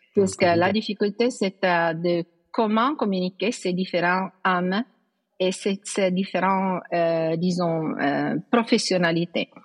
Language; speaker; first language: French; non-native, fluent; Italian